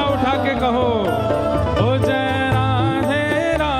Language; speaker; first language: Hindi; native; Hindi